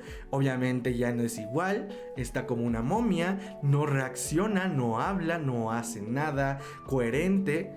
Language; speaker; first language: Spanish; native; Spanish